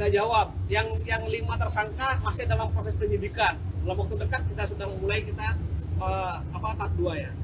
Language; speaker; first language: Indonesian; native; Indonesian